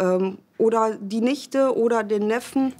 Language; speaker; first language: German; native; German